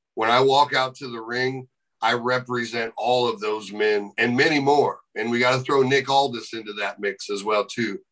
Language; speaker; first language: English; native; English